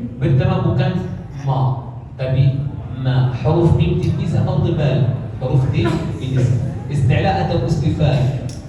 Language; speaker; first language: Malay; non-native, learner; Arabic